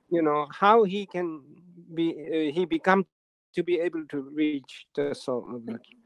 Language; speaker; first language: English; non-native, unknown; Japanese